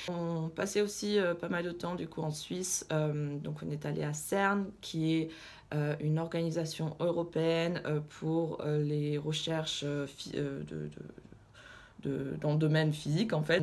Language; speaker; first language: French; early bilingual, other home language; Russian